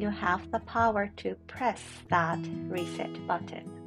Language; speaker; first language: English; non-native, fluent; Japanese